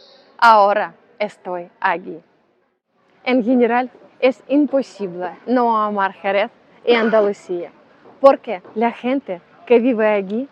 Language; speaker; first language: Spanish; non-native, learner; Russian